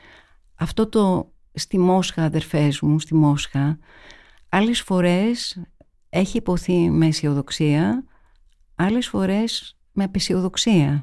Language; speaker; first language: Greek; native; Greek